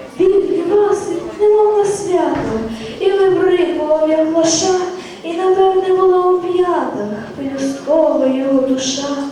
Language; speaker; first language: Ukrainian; native; Ukrainian